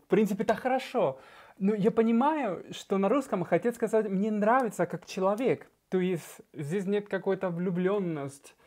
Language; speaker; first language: Russian; non-native, fluent; Spanish